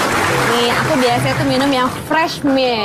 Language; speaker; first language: Indonesian; native; Indonesian